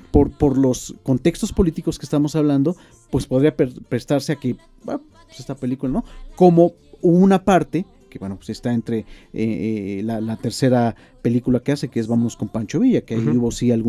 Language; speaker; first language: Spanish; native; Spanish